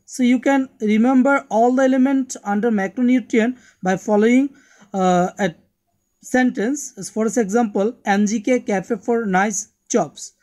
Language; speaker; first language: English; non-native, local second language; Bangla